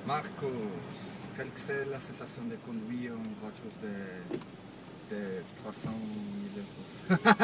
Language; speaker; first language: French; non-native, learner; Portuguese